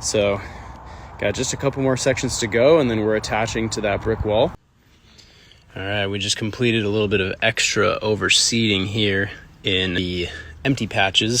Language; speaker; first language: English; native; English